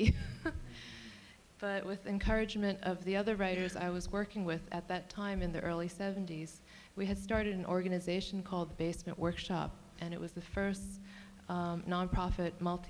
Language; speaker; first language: English; early bilingual, other home language; Cantonese